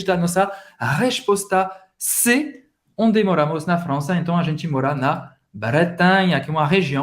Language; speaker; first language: Portuguese; non-native, fluent; French